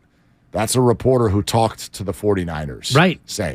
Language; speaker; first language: English; native; English